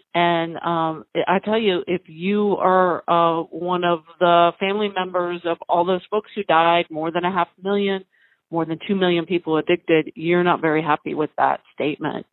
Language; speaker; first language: English; native; English